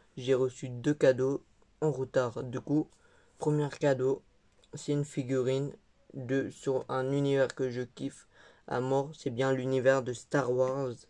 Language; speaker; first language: French; native; French